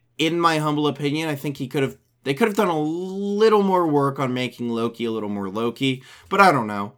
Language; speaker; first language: English; native; English